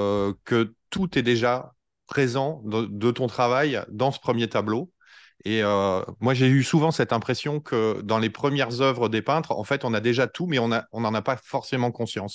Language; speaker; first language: French; native; French